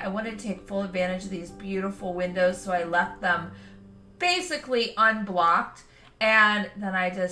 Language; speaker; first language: English; native; English